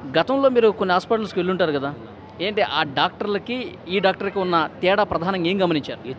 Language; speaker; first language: Telugu; native; Telugu